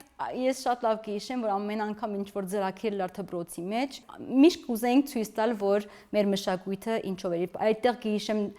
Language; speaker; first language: Armenian; early bilingual, heritage; Armenian